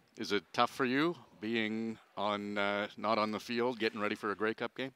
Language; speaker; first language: English; native; English